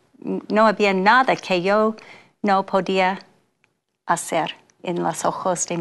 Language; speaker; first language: Spanish; non-native, fluent; English